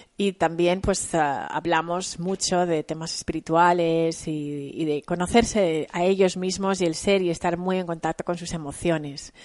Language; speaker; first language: Spanish; native; Spanish